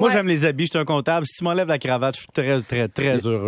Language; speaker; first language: French; native; French